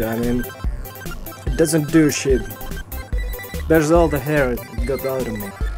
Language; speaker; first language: English; non-native, fluent; Finnish